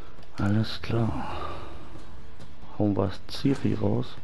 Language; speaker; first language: German; native; German